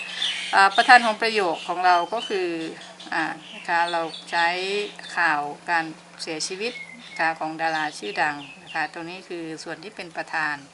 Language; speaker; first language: Thai; native; Thai